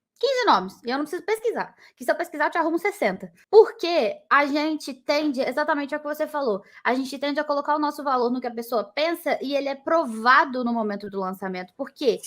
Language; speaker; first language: Portuguese; native; Portuguese